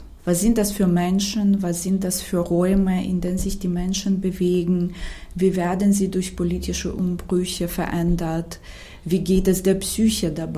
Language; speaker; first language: German; non-native, fluent; Ukrainian